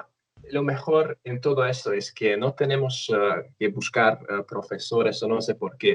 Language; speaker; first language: Spanish; non-native, fluent; Romanian